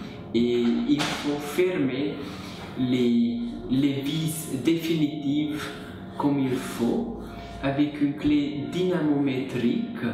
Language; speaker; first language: French; non-native, learner; Hungarian